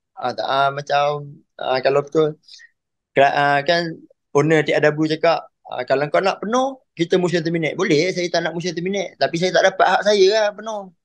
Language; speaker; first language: Malay; native; Malay